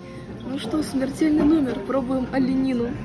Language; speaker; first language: Russian; native; Russian